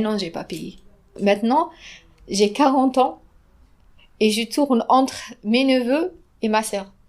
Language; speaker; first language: French; non-native, fluent; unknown